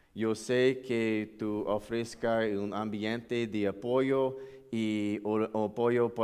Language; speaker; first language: Spanish; non-native, learner; English